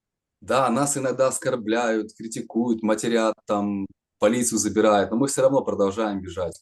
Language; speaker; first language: Russian; native; Russian